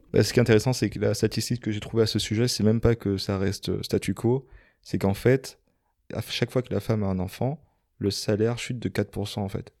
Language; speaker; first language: French; non-native, fluent; Swedish